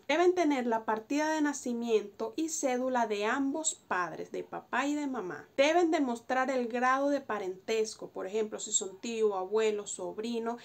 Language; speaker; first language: Spanish; native; Spanish